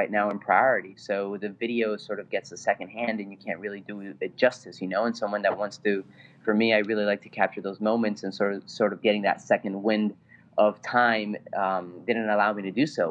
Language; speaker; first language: English; non-native, fluent; Spanish